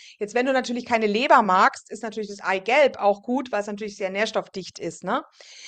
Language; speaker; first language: German; native; German